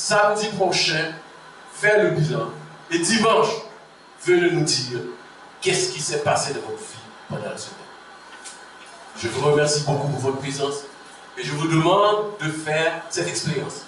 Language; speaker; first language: French; non-native, local second language; Haitian Creole